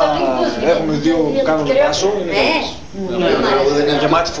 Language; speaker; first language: Greek; native; Greek